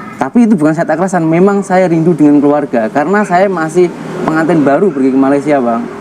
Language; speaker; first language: Indonesian; native; Indonesian